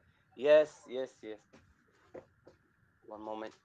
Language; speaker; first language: English; non-native, learner; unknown